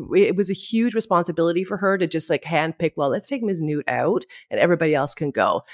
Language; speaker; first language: English; native; English